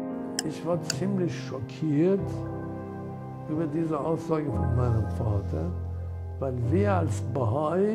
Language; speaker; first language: German; non-native, fluent; Persian